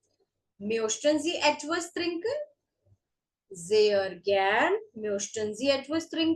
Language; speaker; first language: German; non-native, fluent; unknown